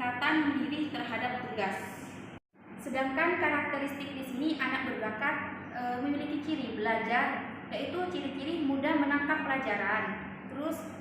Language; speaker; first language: Indonesian; non-native, local second language; Madurese